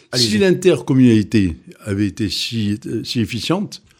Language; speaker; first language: French; native; French